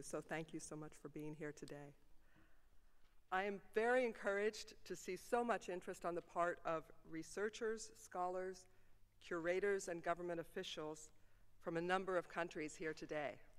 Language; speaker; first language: English; native; English